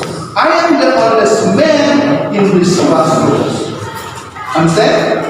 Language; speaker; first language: English; non-native, learner; Indonesian